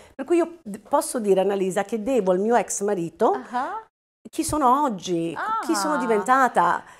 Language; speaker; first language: Italian; native; Italian